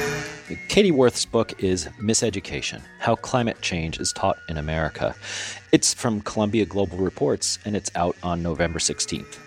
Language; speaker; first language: English; native; English